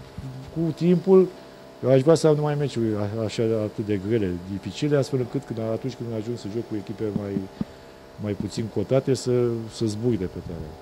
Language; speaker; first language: Romanian; native; Romanian